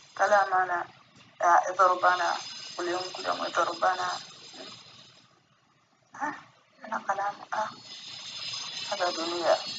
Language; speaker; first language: Arabic; non-native, learner; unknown